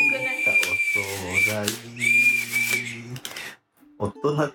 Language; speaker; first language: Japanese; native; Japanese